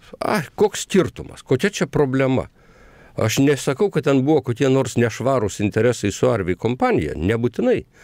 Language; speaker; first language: Lithuanian; native; Lithuanian